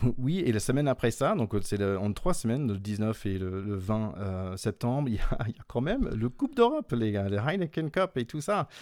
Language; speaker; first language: French; non-native, fluent; English